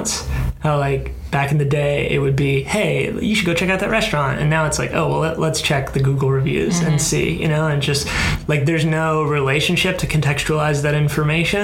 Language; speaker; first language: English; native; English